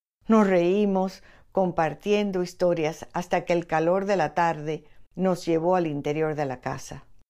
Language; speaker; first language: Spanish; early bilingual, heritage; Spanish